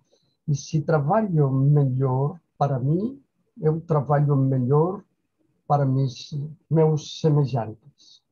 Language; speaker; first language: Portuguese; non-native, fluent; Spanish